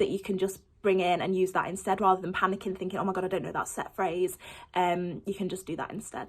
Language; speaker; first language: English; native; English